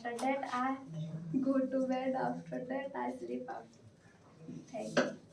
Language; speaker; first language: English; non-native, learner; Hindi